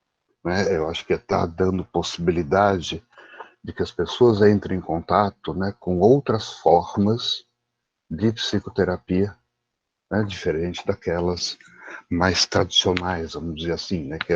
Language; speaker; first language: Portuguese; native; Portuguese